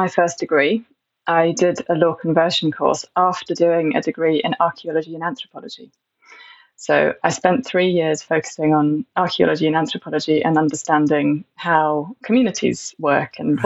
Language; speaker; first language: English; native; English